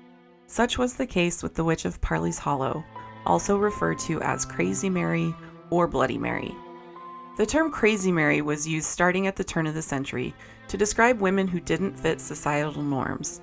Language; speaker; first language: English; native; English